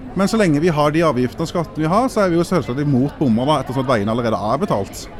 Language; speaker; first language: Norwegian; native; Norwegian